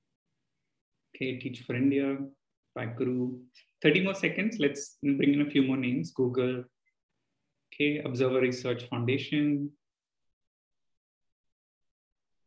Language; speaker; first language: English; non-native, local second language; Telugu